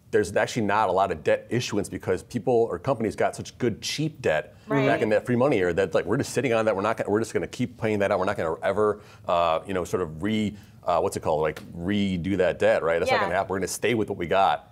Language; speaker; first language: English; native; English